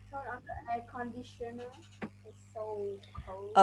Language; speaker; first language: English; non-native, learner; Vietnamese